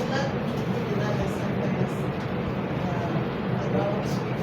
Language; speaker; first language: English; non-native, learner; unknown